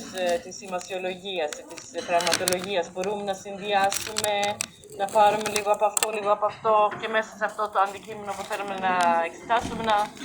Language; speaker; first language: Greek; non-native, learner; Swedish